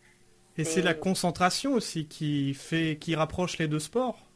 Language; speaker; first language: French; native; French